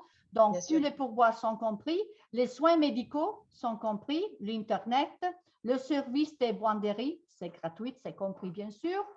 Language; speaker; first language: French; non-native, fluent; Italian